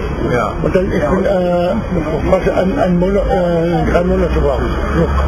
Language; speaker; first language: German; non-native, learner; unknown